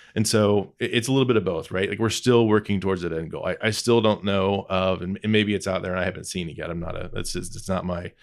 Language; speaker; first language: English; native; English